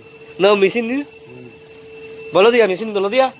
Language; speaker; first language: Hindi; non-native, learner; Bangla